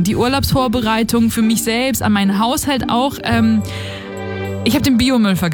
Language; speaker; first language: German; native; German